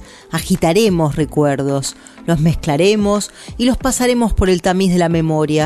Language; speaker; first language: Spanish; native; Spanish